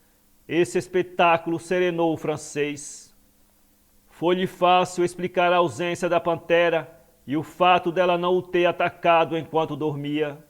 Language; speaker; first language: Portuguese; native; Portuguese